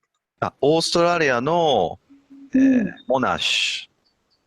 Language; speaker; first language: Japanese; non-native, fluent; English